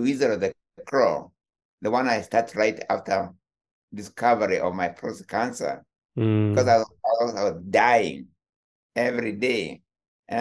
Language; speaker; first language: English; non-native, local second language; Kikuyu